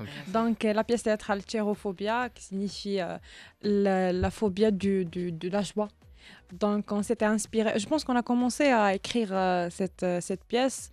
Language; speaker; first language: French; non-native, local second language; Arabic